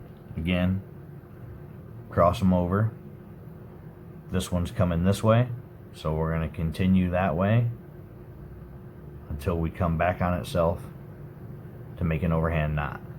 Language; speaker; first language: English; native; English